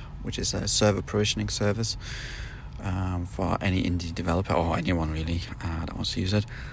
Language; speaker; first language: English; non-native, fluent; German